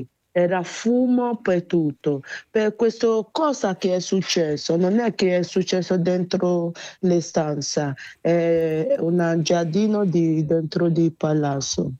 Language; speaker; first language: Italian; non-native, learner; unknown